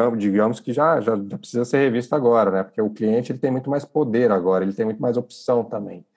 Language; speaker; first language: Portuguese; native; Portuguese